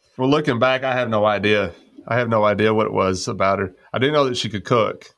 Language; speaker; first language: English; native; English